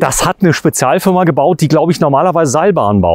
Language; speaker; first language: German; native; German